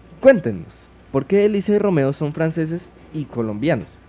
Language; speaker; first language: Spanish; native; Spanish